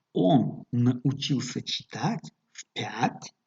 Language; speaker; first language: Russian; non-native, local second language; Tajik